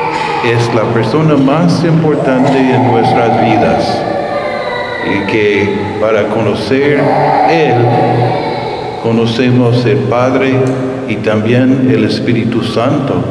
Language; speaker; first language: Spanish; non-native, fluent; English